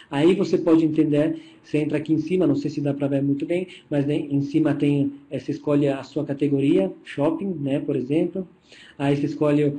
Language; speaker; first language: Portuguese; non-native, fluent; Italian